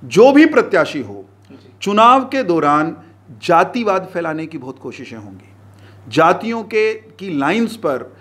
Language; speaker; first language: Hindi; native; Hindi